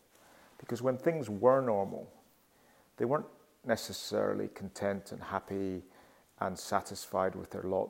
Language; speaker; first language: English; native; English